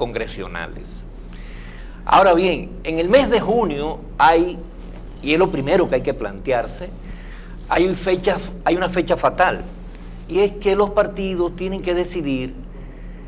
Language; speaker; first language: Spanish; native; Spanish